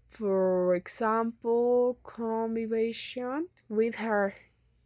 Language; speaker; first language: English; non-native, learner; Spanish